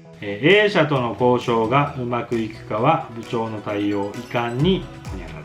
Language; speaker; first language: Japanese; native; Japanese